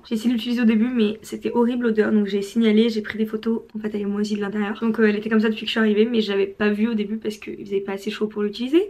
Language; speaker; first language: French; native; French